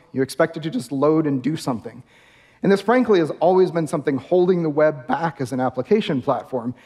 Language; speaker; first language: English; native; English